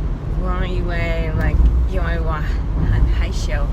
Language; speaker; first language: Chinese; non-native, learner; English